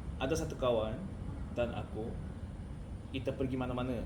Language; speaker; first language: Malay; non-native, learner; Korean